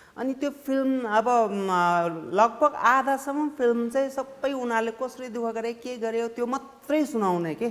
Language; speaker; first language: Nepali; non-native, local second language; Sherpa